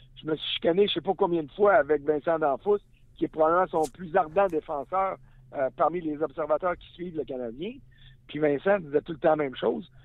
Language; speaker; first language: French; native; French